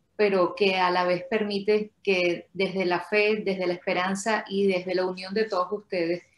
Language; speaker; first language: Spanish; native; Spanish